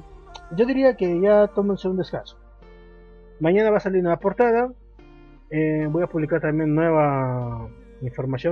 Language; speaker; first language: Spanish; native; Spanish